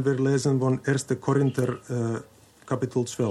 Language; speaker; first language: German; non-native, learner; Finnish